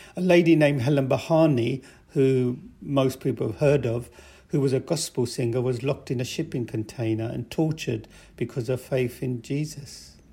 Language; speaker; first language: English; native; English